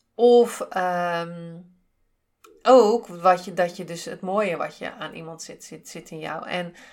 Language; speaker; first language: Dutch; native; Dutch